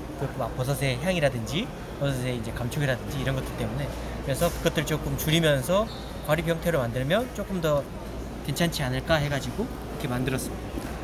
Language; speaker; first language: Korean; native; Korean